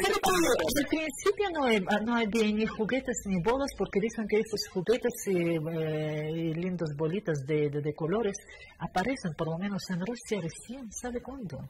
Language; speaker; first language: Spanish; non-native, fluent; Russian